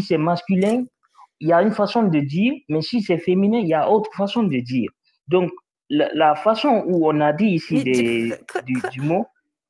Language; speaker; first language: French; non-native, learner; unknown